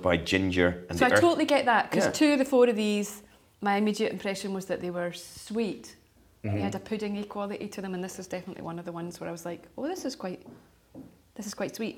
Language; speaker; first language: English; native; English